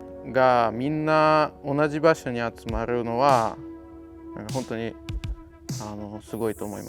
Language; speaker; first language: Japanese; non-native, fluent; Polish